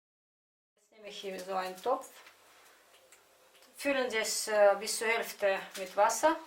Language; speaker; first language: German; non-native, fluent; Russian